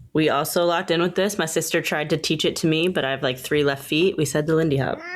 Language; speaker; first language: English; native; English